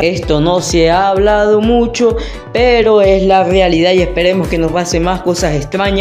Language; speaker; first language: Spanish; native; Spanish